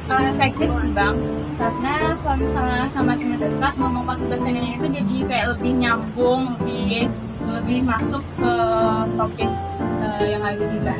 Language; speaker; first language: Indonesian; non-native, local second language; Minangkabau